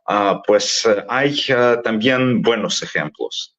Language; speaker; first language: Spanish; non-native, fluent; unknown